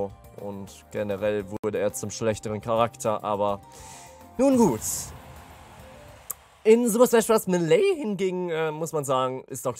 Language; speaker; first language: German; native; German